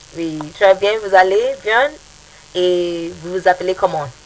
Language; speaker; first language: French; non-native, fluent; Yoruba